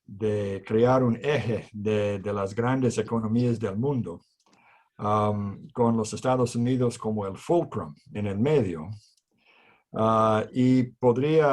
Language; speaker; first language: Spanish; non-native, fluent; English